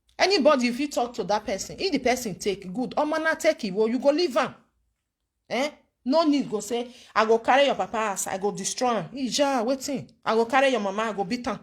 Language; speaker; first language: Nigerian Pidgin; non-native, local second language; Bini